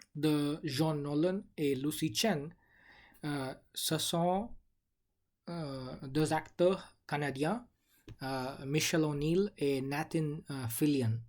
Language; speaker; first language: French; non-native, learner; English